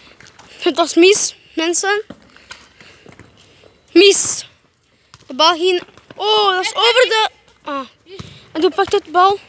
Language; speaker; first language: Dutch; non-native, local second language; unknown